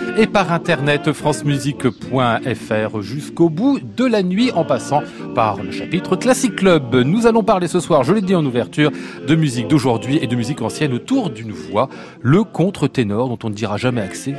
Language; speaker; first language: French; native; French